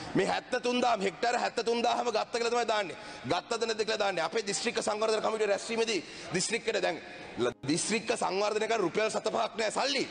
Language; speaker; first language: Sinhala; non-native, local second language; Tamil